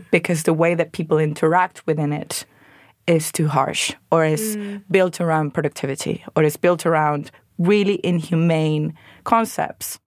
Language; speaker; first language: English; non-native, fluent; Spanish